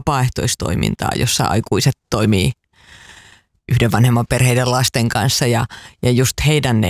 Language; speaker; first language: Finnish; native; Finnish